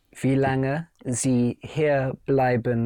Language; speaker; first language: German; non-native, learner; English